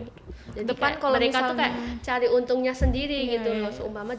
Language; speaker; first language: Indonesian; native; Indonesian